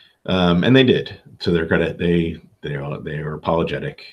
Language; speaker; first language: English; native; English